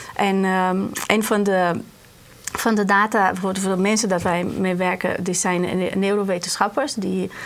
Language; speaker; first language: Dutch; non-native, fluent; Portuguese